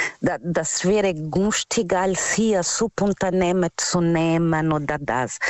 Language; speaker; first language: German; non-native, learner; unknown